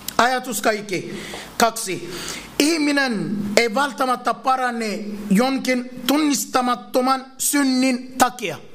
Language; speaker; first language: Finnish; non-native, fluent; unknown